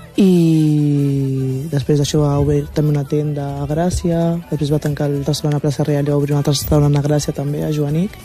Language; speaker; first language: Catalan; early bilingual, other home language; Wolof